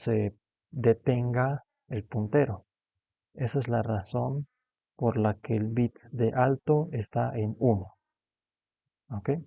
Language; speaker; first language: Spanish; native; Spanish